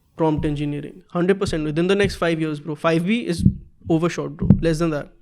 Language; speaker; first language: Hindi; early bilingual, heritage; Hindi